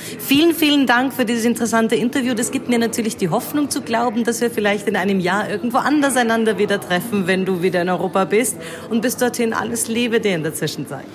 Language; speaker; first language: German; native; German